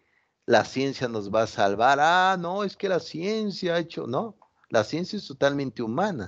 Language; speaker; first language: Spanish; native; Spanish